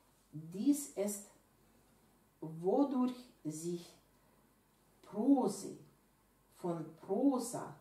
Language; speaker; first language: German; non-native, learner; Russian